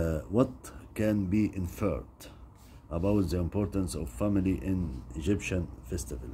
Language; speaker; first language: English; non-native, fluent; Arabic